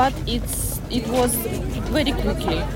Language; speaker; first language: English; non-native, learner; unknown